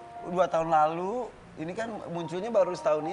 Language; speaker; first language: Indonesian; native; Indonesian